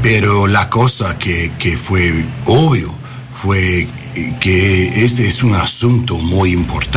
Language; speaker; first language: Spanish; non-native, learner; English